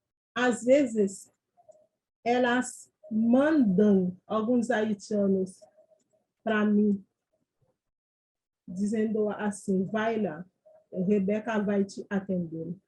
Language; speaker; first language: Portuguese; non-native, fluent; Haitian Creole